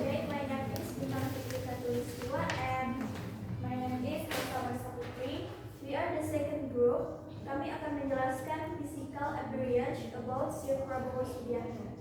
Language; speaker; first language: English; non-native, learner; Indonesian